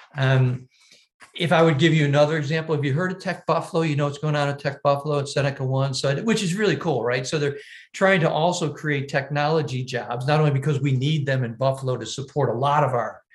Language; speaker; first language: English; native; English